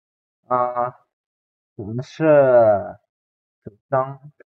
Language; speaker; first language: Chinese; non-native, fluent; Indonesian